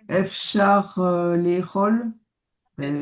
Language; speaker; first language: Hebrew; non-native, learner; French